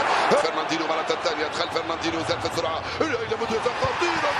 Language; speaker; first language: Arabic; native; Arabic